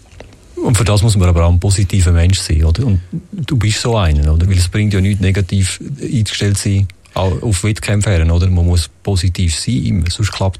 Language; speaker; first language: German; native; German